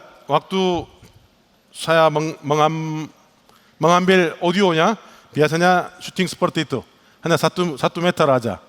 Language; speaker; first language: Indonesian; non-native, learner; Korean